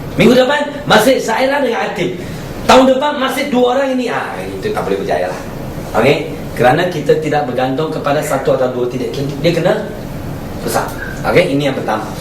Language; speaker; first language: Malay; non-native, local second language; Chinese